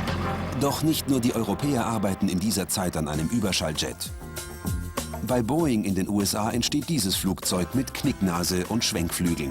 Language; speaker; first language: German; native; German